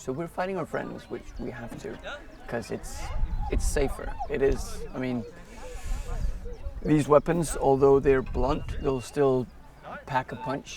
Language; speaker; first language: English; non-native, fluent; Danish